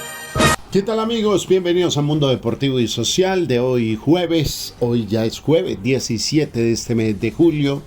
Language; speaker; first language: Spanish; native; Spanish